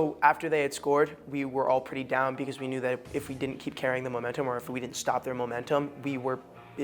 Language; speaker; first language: English; native; English